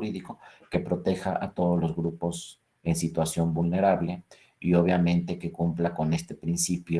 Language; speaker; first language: Spanish; native; Spanish